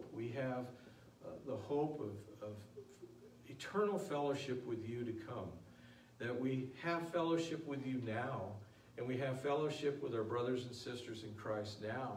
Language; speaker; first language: English; native; English